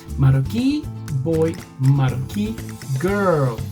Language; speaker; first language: Spanish; non-native, fluent; English